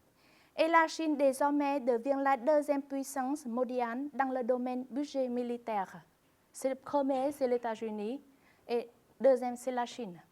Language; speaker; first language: French; non-native, fluent; Vietnamese